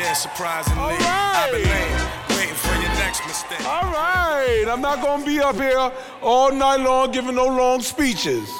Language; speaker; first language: English; native; English